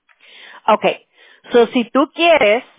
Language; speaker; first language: Spanish; early bilingual, other home language; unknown